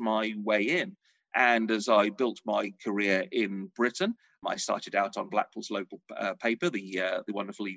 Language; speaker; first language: English; native; English